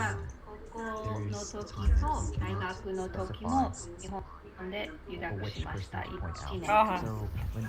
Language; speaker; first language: Japanese; non-native, learner; English